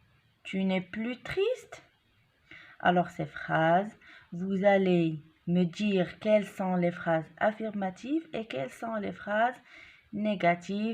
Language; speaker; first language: French; non-native, local second language; Arabic